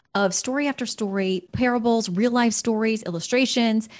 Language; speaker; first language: English; native; English